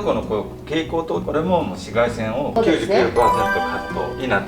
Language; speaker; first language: Japanese; native; Japanese